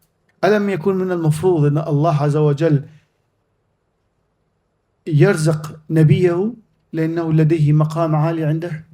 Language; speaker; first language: Arabic; native; Arabic